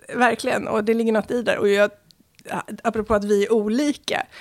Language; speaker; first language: Swedish; early bilingual, other home language; Arabic